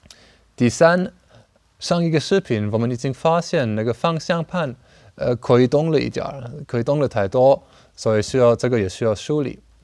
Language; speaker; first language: Chinese; non-native, learner; German